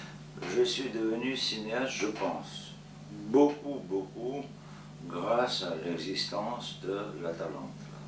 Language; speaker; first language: French; non-native, fluent; Georgian